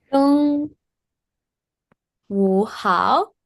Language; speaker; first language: Chinese; non-native, learner; Spanish